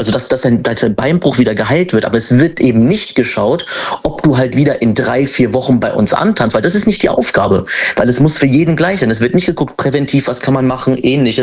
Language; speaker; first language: German; native; German